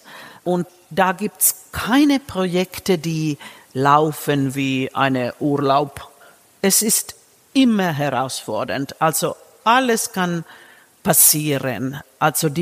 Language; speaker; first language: German; non-native, fluent; Finnish